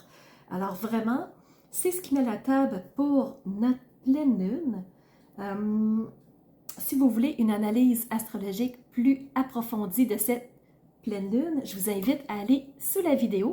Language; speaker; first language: French; native; French